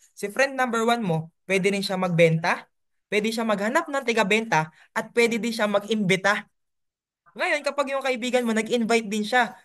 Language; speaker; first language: Filipino; native; Filipino